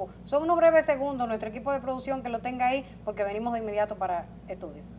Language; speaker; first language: Spanish; native; Spanish